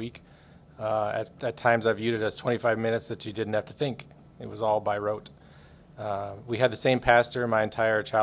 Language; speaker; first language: English; native; English